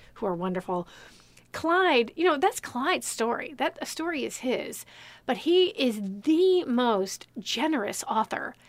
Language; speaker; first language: English; native; English